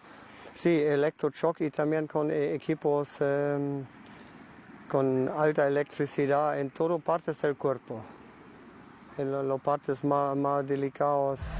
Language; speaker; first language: Spanish; non-native, local second language; German